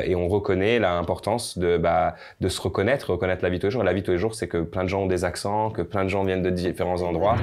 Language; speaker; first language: French; native; French